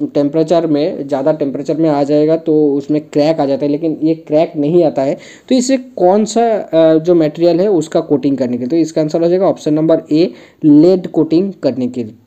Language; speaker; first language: Hindi; non-native, local second language; Bangla